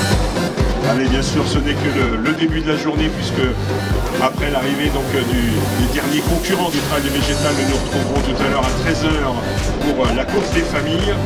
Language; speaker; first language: French; native; French